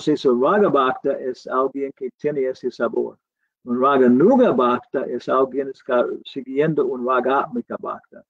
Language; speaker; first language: Spanish; non-native, learner; English